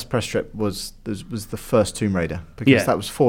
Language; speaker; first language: English; native; English